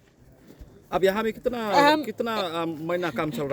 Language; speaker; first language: Hindi; non-native, local second language; Khasi